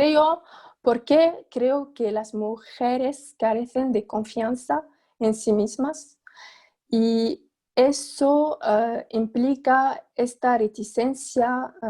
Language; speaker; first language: Spanish; non-native, fluent; Arabic